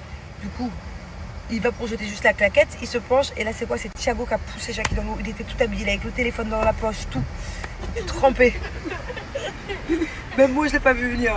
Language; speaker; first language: French; native; French